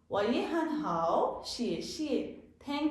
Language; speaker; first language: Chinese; non-native, fluent; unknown